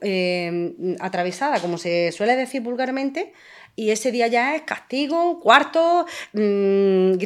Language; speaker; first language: Spanish; native; Spanish